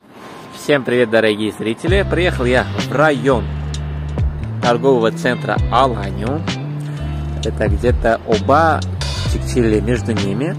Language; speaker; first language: Russian; non-native, fluent; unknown